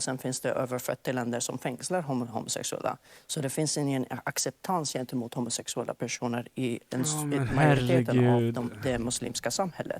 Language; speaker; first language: Swedish; non-native, fluent; Arabic